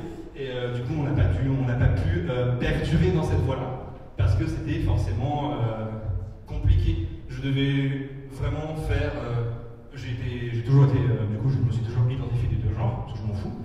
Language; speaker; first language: French; native; French